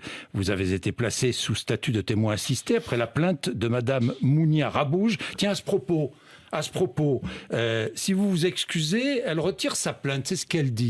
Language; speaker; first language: French; native; French